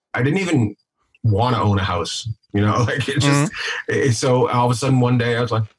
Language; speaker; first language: English; native; English